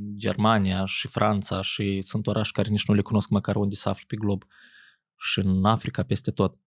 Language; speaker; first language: Romanian; native; Romanian